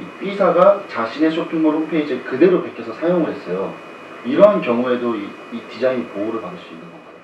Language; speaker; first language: Korean; native; Korean